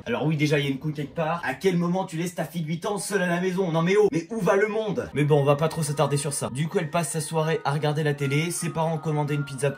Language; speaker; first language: French; native; French